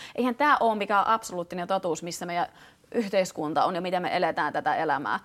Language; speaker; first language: Finnish; native; Finnish